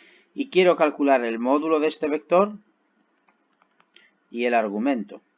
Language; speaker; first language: Spanish; native; Spanish